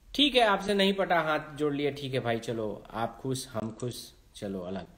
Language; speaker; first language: Hindi; native; Hindi